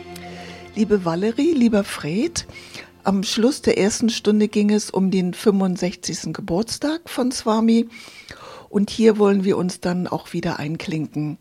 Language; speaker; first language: German; native; German